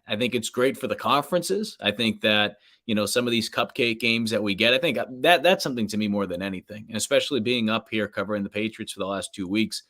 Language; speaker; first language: English; native; English